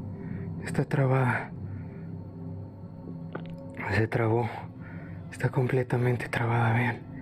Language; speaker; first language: Spanish; native; Spanish